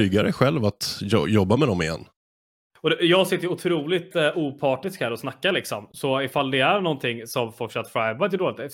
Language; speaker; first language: Swedish; native; Swedish